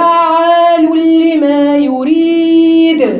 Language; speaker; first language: Arabic; native; Arabic